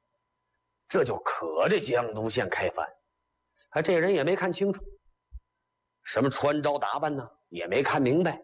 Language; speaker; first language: Chinese; native; Chinese